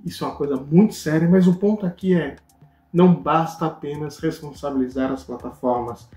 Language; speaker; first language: Portuguese; native; Portuguese